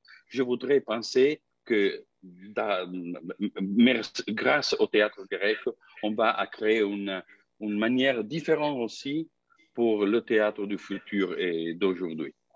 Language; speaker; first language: French; non-native, fluent; Italian